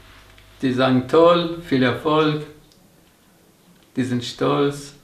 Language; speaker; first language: German; non-native, learner; Turkish